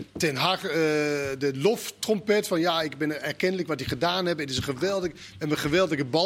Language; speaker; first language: Dutch; non-native, fluent; Danish